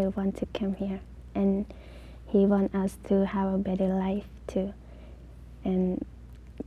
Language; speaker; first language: English; non-native, learner; Lao